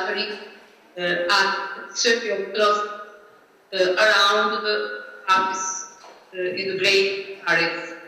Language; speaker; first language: English; non-native, learner; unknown